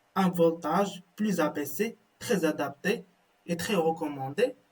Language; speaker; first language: French; non-native, local second language; Arabic